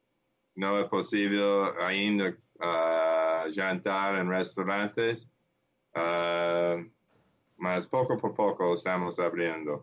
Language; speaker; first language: Portuguese; non-native, learner; English